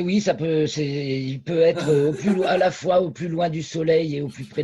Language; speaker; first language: French; native; French